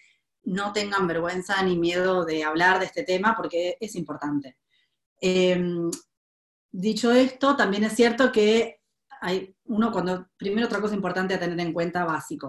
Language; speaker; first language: Spanish; native; Spanish